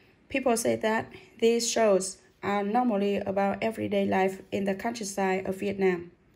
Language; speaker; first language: English; non-native, fluent; Vietnamese